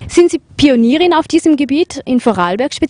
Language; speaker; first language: German; native; German